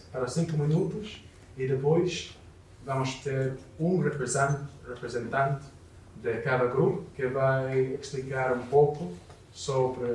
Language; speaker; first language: Portuguese; non-native, learner; English